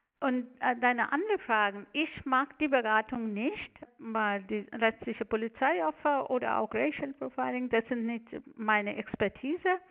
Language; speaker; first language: German; non-native, fluent; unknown